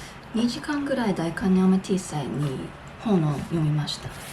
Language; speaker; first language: Japanese; non-native, fluent; English